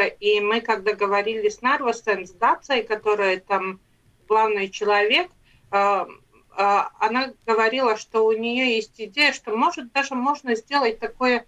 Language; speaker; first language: Russian; non-native, local second language; Latvian